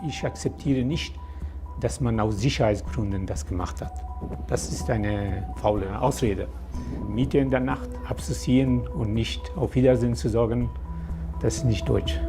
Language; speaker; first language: German; non-native, fluent; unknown